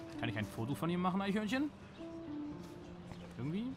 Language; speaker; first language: German; native; German